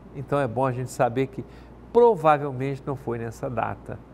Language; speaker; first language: Portuguese; native; Portuguese